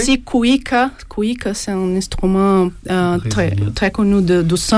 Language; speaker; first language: French; non-native, fluent; Portuguese